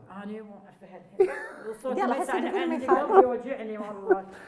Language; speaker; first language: Arabic; native; Arabic